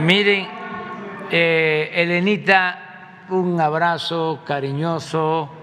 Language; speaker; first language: Spanish; native; Spanish